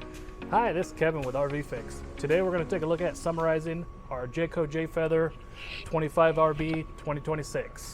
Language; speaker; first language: English; native; English